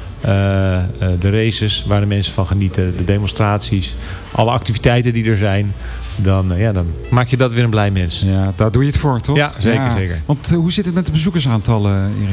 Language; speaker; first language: Dutch; native; Dutch